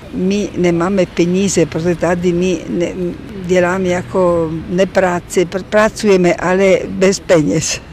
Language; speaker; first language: Czech; non-native, learner; Italian